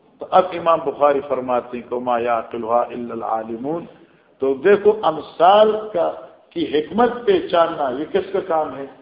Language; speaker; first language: Urdu; non-native, local second language; Northern Hindko